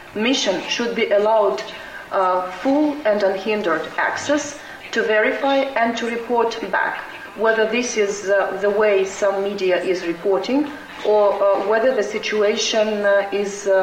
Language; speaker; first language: English; non-native, fluent; Romanian